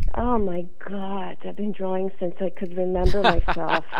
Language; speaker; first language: English; non-native, fluent; Serbian